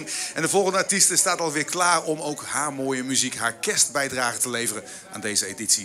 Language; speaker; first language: Dutch; native; Dutch